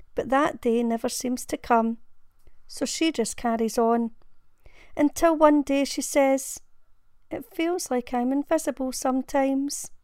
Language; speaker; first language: English; native; English